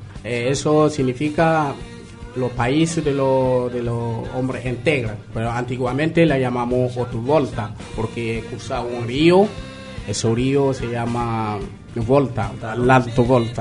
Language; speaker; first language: Spanish; non-native, learner; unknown